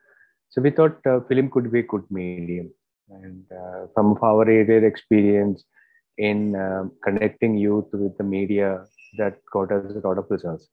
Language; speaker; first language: English; non-native, local second language; Malayalam